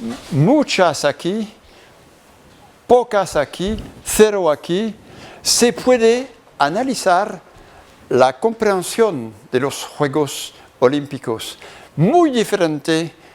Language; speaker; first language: Spanish; non-native, learner; French